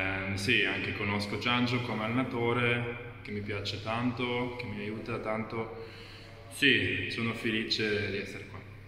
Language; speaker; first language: Italian; non-native, fluent; German